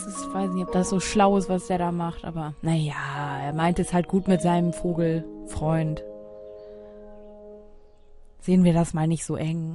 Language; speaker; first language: German; native; German